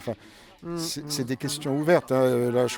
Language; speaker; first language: French; native; French